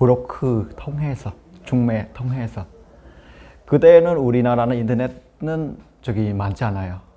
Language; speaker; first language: Korean; non-native, learner; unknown